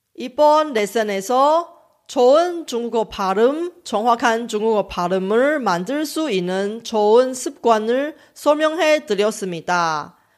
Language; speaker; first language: Korean; non-native, local second language; Chinese